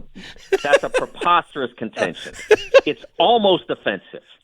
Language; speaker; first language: English; native; English